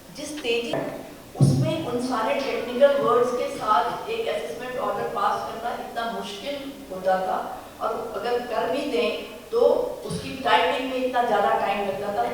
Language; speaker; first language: Hindi; native; Hindi